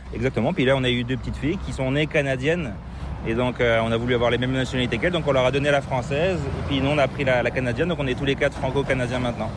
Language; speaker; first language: French; native; French